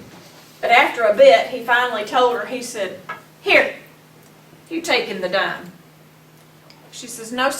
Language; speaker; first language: English; native; English